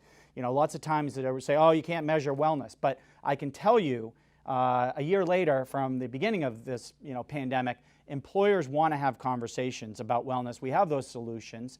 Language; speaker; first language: English; native; English